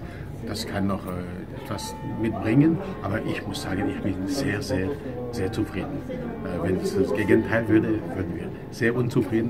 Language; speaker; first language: German; non-native, local second language; French